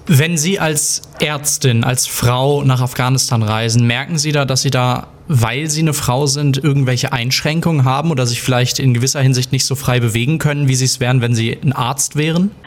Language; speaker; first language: German; native; German